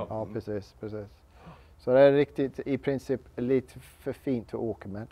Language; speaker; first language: Swedish; non-native, learner; English